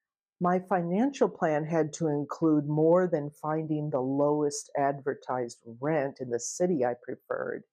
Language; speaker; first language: English; native; English